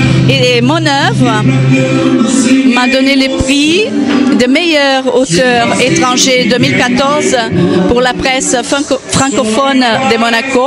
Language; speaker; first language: French; non-native, fluent; Portuguese